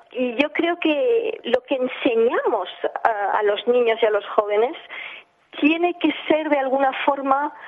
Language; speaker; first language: Spanish; early bilingual, heritage; English